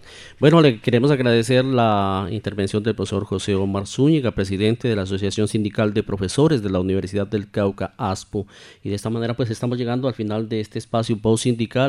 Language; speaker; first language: Spanish; native; Spanish